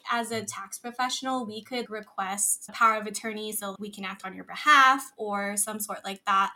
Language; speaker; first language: English; early bilingual, other home language; Filipino